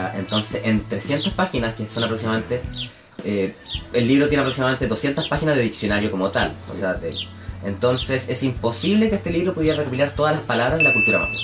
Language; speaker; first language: Spanish; native; Spanish